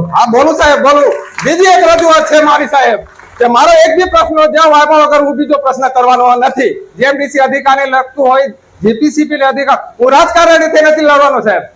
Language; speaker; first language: Gujarati; non-native, local second language; Vasavi